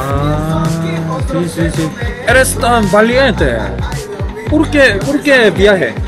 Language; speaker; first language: Spanish; non-native, learner; Korean